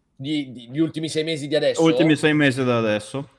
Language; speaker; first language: Italian; non-native, fluent; Ukrainian